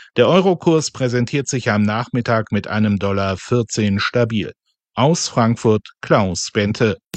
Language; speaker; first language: German; native; German